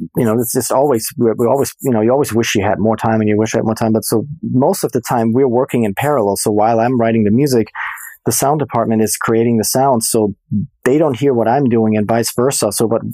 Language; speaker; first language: English; non-native, fluent; German